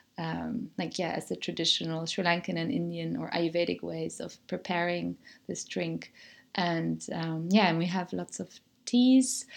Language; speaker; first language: English; non-native, fluent; German